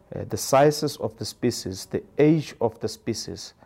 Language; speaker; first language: English; non-native, local second language; Tswana